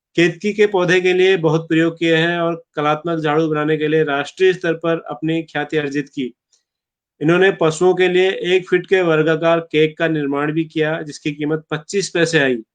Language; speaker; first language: Hindi; native; Hindi